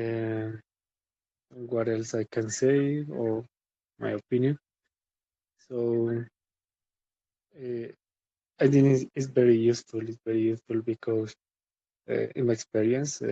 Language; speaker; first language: English; non-native, learner; Spanish